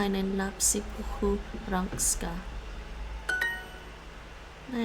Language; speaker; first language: Finnish; non-native, learner; English